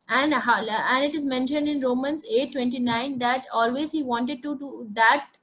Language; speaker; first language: English; non-native, local second language; Hindi